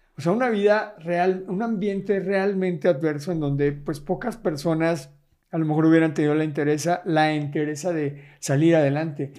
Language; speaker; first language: Spanish; native; Spanish